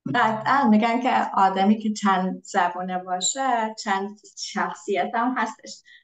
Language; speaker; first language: Persian; non-native, fluent; Hungarian